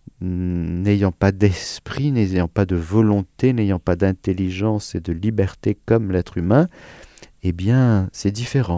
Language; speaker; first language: French; native; French